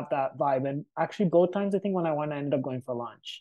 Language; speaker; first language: English; non-native, local second language; Hindi